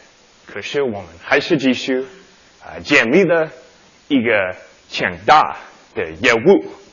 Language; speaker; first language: Chinese; non-native, learner; English